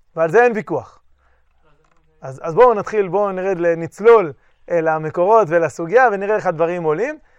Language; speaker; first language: Hebrew; native; Hebrew